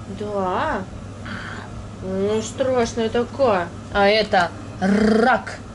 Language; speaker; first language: Russian; non-native, local second language; Ukrainian